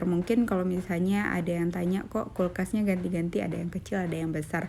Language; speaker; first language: Indonesian; native; Indonesian